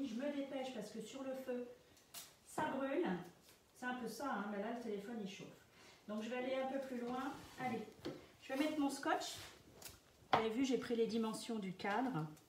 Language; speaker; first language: French; native; French